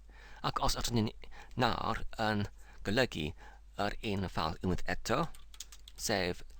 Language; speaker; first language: Welsh; non-native, learner; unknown